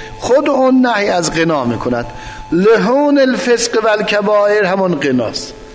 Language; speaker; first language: Persian; non-native, local second language; Azerbaijani